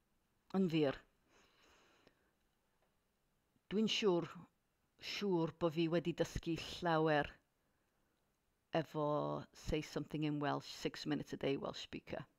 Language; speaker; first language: Welsh; non-native, learner; English